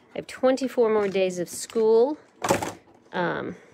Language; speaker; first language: English; native; English